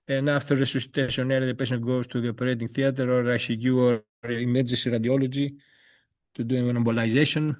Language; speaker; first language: English; non-native, fluent; Greek